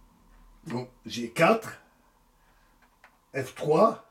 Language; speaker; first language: French; native; French